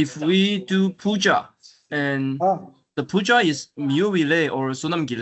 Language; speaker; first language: English; non-native, learner; Chinese